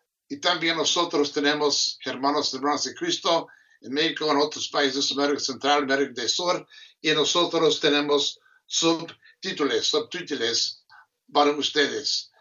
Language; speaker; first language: Spanish; non-native, learner; English